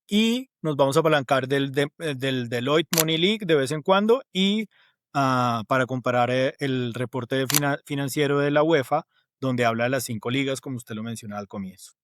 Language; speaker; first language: Spanish; native; Spanish